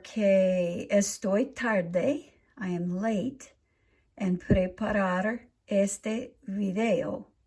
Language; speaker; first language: Spanish; non-native, fluent; English